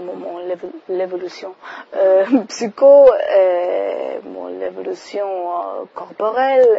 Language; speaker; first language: French; non-native, fluent; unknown